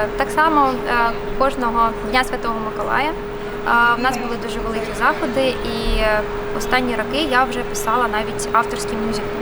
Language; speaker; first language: Ukrainian; non-native, local second language; Russian